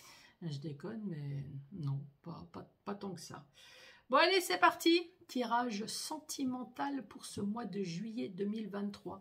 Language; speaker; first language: French; native; French